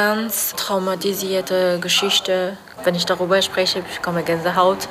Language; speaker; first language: German; non-native, learner; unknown